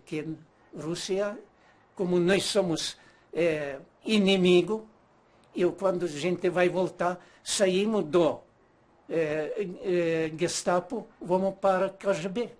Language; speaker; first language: Portuguese; non-native, learner; Ukrainian